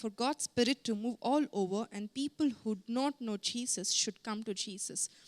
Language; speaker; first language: English; non-native, local second language; Kannada